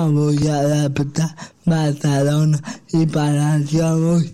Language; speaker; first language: Catalan; non-native, local second language; Spanish